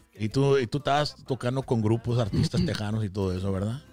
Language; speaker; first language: Spanish; early bilingual, heritage; Spanish